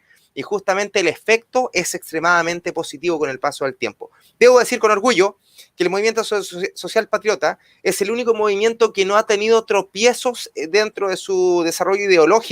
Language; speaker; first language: Spanish; native; Spanish